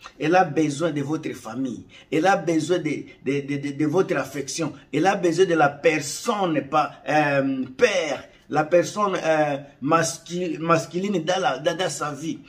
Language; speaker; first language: French; non-native, local second language; Lingala